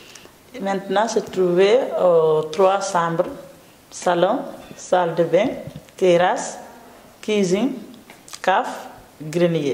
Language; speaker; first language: French; non-native, learner; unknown